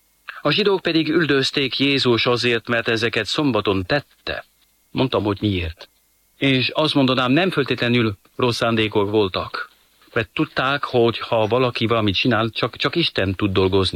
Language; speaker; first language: Hungarian; non-native, fluent; French